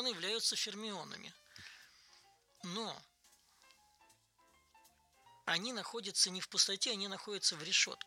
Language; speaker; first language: Russian; native; Russian